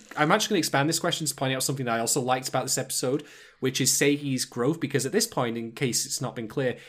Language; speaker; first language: English; native; English